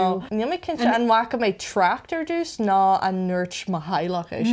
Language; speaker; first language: Irish; non-native, local second language; English